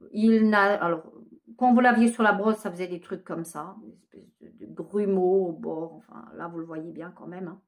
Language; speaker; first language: French; native; French